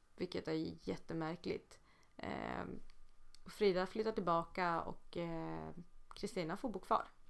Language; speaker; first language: Swedish; native; Swedish